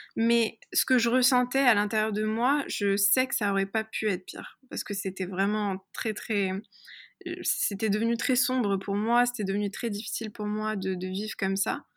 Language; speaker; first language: French; early bilingual, other home language; Persian